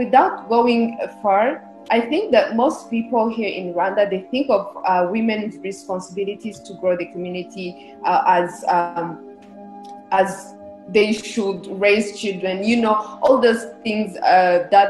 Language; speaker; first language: English; non-native, local second language; Kinyarwanda